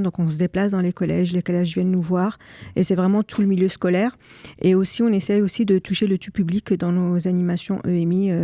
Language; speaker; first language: French; native; French